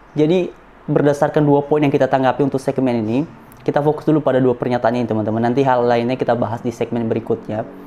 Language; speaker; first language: Indonesian; non-native, local second language; Nias